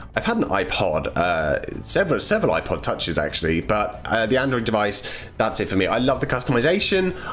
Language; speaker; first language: English; native; English